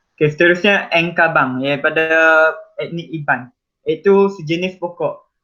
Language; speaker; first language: Malay; native; Malay